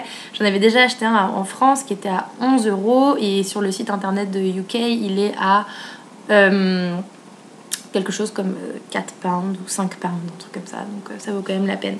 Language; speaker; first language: French; native; French